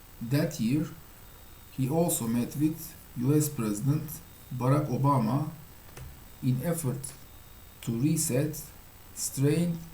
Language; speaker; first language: English; non-native, fluent; Turkish